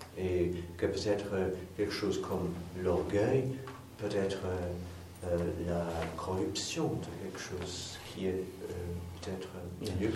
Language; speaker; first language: French; non-native, fluent; English